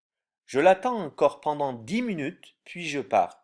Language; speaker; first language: French; non-native, fluent; Turkish